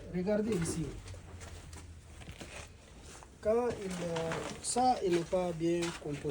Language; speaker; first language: French; non-native, learner; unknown